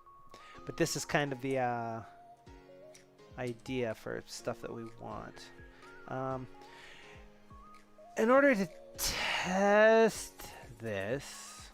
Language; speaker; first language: English; native; English